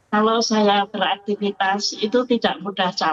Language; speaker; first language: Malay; non-native, local second language; Javanese